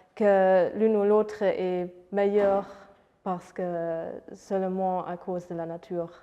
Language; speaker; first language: French; non-native, fluent; Luxembourgish